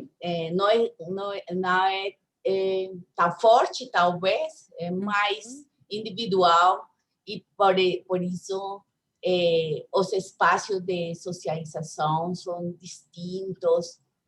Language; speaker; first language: Portuguese; non-native, learner; Spanish